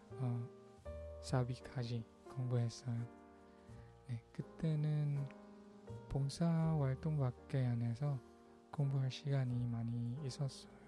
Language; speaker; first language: Korean; non-native, learner; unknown